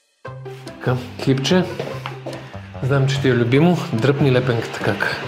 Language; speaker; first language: Bulgarian; native; Bulgarian